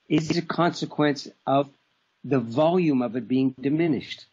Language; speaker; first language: English; native; English